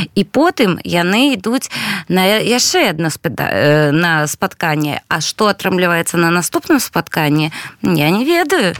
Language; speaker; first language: Belarusian; non-native, local second language; Russian